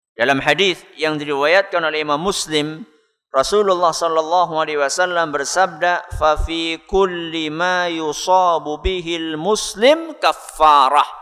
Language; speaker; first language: Indonesian; non-native, local second language; Javanese